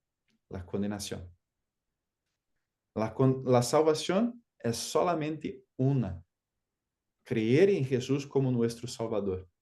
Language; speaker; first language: Spanish; non-native, fluent; Portuguese